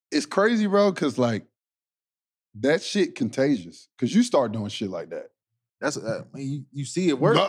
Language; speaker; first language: English; native; English